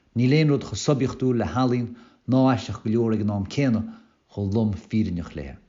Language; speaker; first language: Irish; native; Irish